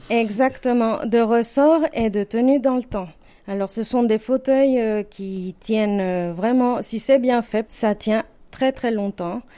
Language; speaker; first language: French; non-native, fluent; Spanish